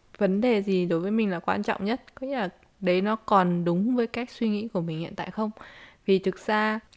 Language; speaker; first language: Vietnamese; early bilingual, heritage; Vietnamese